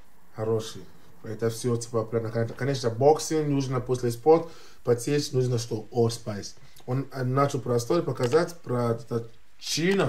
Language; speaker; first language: Russian; non-native, learner; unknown